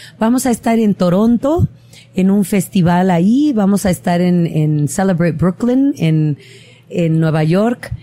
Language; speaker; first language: Spanish; native; Spanish